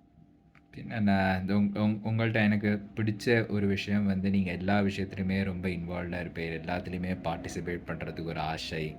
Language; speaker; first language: Tamil; native; Tamil